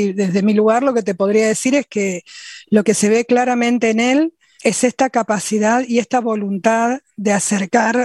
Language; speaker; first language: Spanish; native; Spanish